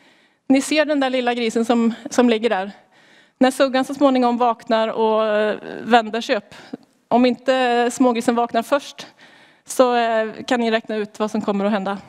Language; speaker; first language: Swedish; native; Swedish